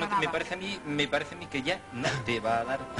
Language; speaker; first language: Spanish; native; Spanish